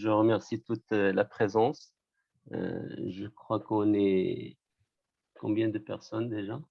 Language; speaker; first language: French; non-native, local second language; Arabic